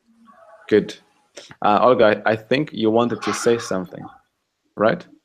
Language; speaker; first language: English; non-native, fluent; Russian